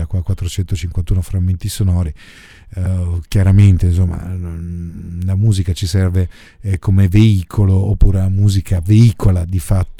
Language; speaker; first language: Italian; native; Italian